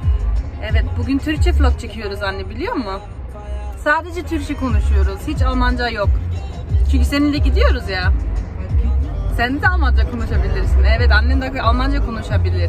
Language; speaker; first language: Turkish; non-native, learner; German